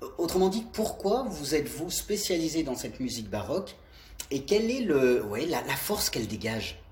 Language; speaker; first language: French; native; French